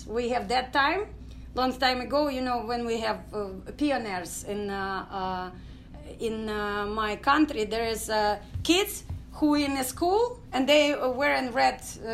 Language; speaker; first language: English; non-native, learner; Ukrainian